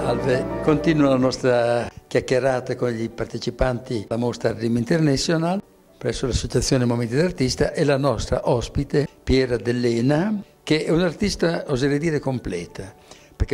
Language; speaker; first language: Italian; native; Italian